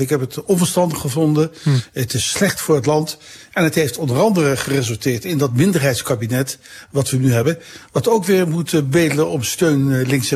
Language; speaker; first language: Dutch; native; Dutch